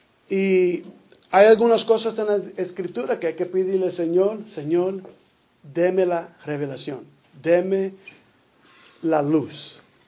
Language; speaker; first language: Spanish; native; Spanish